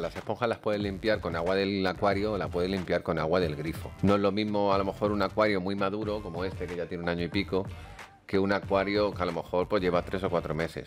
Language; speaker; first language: Spanish; native; Spanish